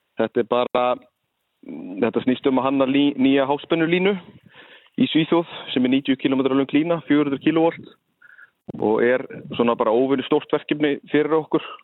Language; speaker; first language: Icelandic; native; Icelandic